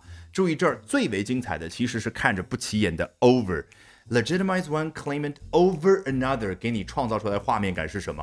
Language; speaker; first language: Chinese; native; Chinese